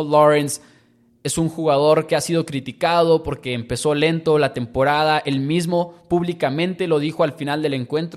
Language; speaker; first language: Spanish; native; Spanish